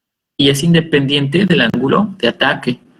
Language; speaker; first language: Spanish; native; Spanish